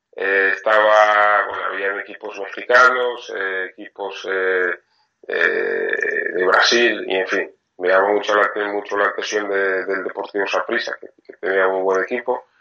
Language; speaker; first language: Spanish; non-native, fluent; French